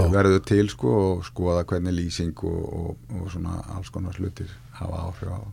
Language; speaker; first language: Icelandic; native; Icelandic